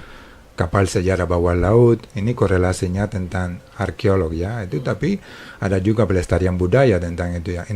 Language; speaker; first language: Indonesian; non-native, fluent; Spanish